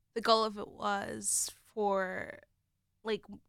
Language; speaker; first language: English; native; English